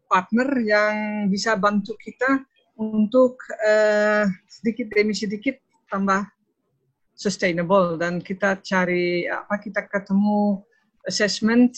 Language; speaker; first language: Indonesian; non-native, fluent; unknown